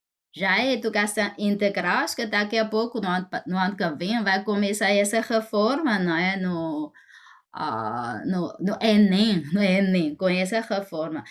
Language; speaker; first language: Portuguese; non-native, fluent; Chinese